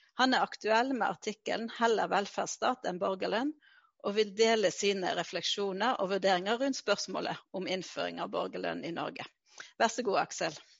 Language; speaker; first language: Norwegian; native; Norwegian